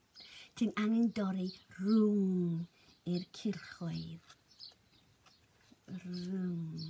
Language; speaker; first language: Welsh; non-native, learner; English